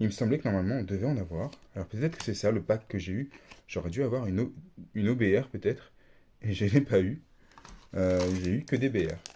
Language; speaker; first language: French; native; French